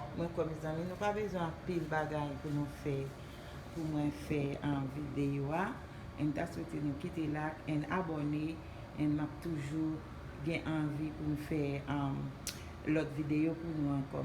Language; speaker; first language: French; non-native, local second language; Haitian Creole